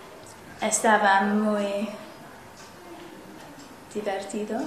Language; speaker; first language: Spanish; non-native, learner; English